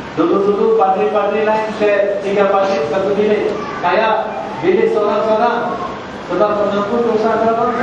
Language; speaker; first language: Malay; non-native, local second language; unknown